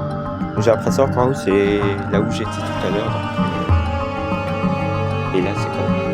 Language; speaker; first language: French; native; French